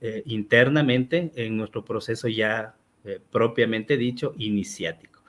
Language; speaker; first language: Spanish; native; Spanish